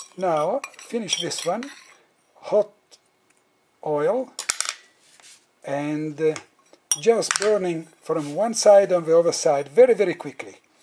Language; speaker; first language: English; non-native, learner; Italian